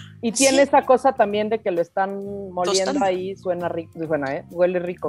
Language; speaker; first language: Spanish; native; Spanish